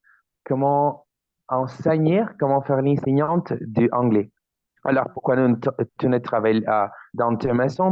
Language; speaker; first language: French; non-native, learner; Spanish